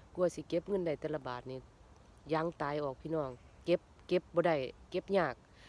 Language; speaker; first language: Thai; native; Thai